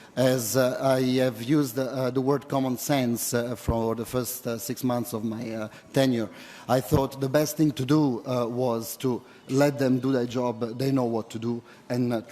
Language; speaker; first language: English; non-native, fluent; Italian